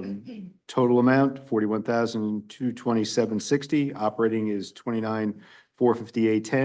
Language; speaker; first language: English; native; English